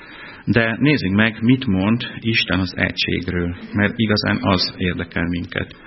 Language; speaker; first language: Hungarian; non-native, fluent; German